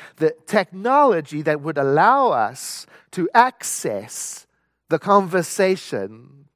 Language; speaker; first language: English; native; English